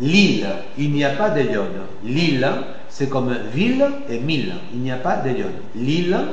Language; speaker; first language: French; non-native, fluent; Spanish